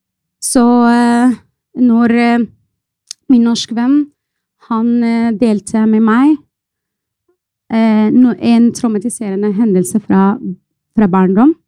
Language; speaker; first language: Norwegian; non-native, fluent; Arabic